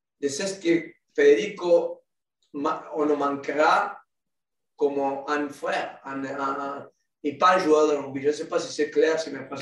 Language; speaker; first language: French; non-native, learner; Spanish